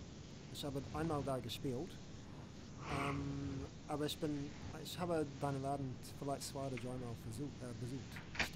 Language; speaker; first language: German; non-native, learner; English